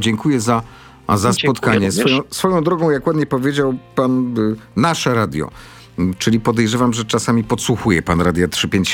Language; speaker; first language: Polish; native; Polish